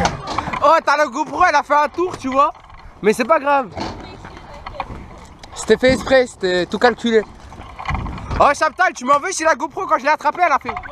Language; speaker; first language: French; native; French